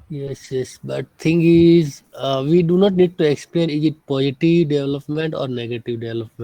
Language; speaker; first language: English; non-native, fluent; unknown